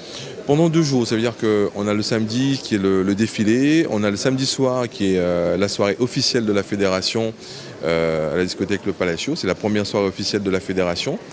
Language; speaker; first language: French; native; French